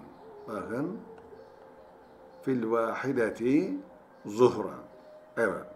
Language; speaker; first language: Arabic; non-native, fluent; Turkish